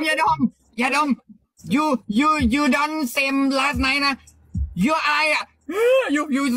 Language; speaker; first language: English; non-native, learner; Thai